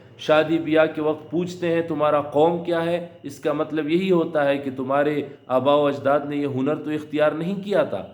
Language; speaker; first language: Urdu; non-native, local second language; Pashto